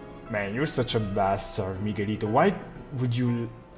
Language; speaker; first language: English; non-native, fluent; Italian